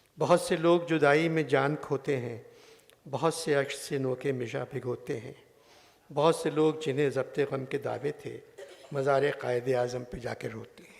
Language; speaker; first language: Urdu; native; Urdu